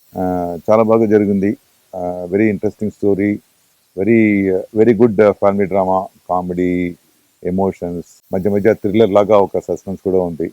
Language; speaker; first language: Telugu; non-native, fluent; Tamil